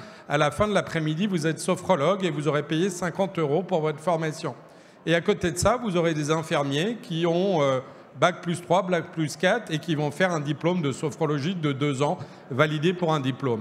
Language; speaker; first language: French; native; French